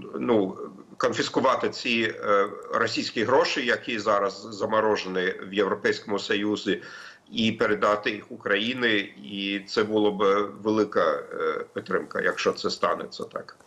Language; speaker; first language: Ukrainian; non-native, fluent; German